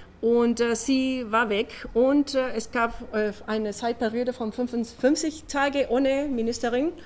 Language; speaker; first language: German; non-native, learner; Spanish